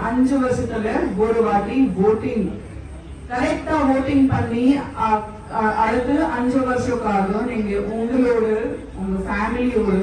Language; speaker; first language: Tamil; non-native, fluent; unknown